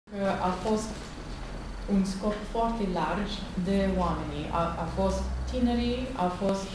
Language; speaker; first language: Romanian; non-native, learner; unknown